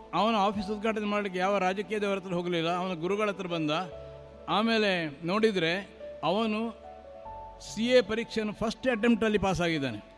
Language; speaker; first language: Kannada; non-native, local second language; Marathi